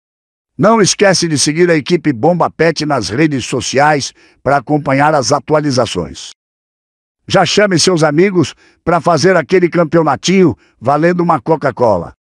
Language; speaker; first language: Portuguese; native; Portuguese